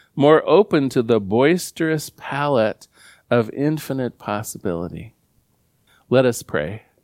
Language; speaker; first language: English; native; English